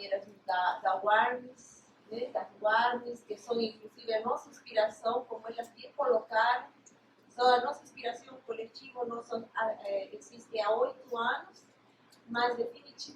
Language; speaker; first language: Portuguese; non-native, fluent; Spanish